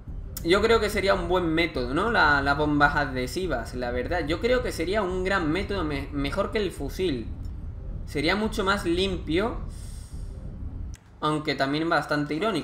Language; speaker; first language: Spanish; native; Spanish